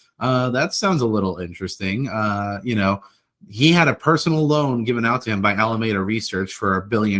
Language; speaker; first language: English; native; English